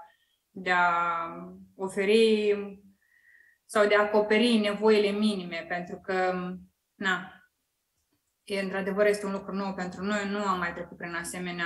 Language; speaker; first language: Romanian; native; Romanian